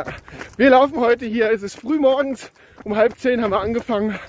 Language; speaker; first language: German; native; German